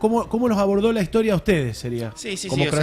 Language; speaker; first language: Spanish; native; Spanish